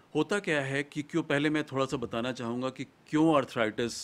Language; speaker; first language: Hindi; native; Hindi